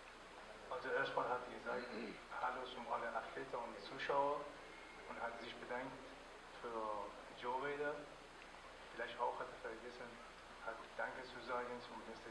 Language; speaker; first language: German; non-native, learner; Persian